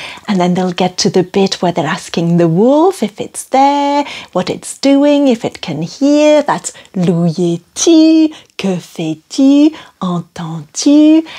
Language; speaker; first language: English; non-native, fluent; French